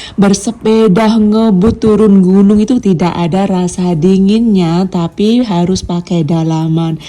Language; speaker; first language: Indonesian; native; Indonesian